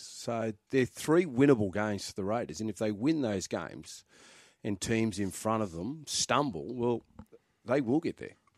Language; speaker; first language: English; native; English